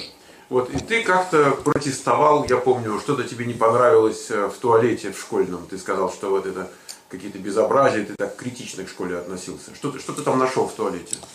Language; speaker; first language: Russian; native; Russian